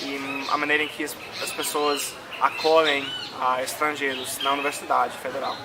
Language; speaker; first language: Portuguese; non-native, fluent; English